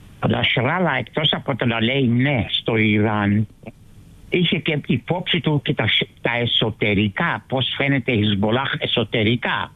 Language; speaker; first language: Greek; early bilingual, heritage; Greek